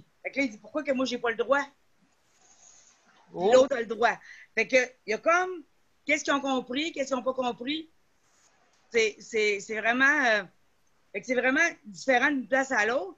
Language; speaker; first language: French; native; French